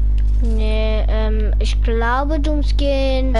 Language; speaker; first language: German; non-native, learner; English